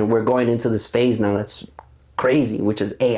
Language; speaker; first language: English; native; English